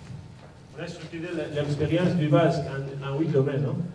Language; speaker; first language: French; non-native, fluent; Basque